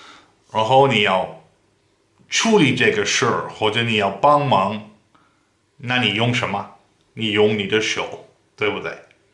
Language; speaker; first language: Chinese; non-native, fluent; Dutch